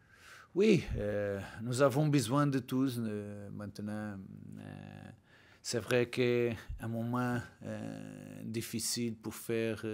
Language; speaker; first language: French; non-native, learner; Portuguese